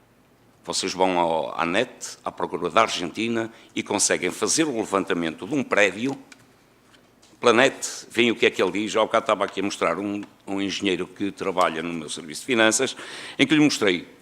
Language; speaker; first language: Portuguese; native; Portuguese